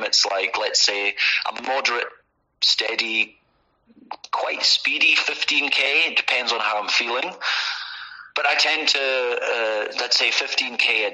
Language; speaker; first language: English; native; English